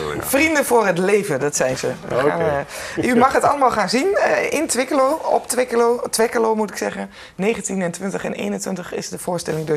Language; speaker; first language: Dutch; native; Dutch